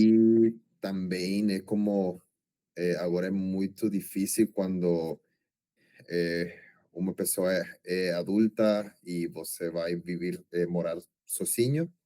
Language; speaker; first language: Portuguese; non-native, learner; Spanish